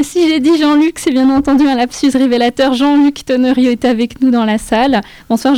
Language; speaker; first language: French; native; French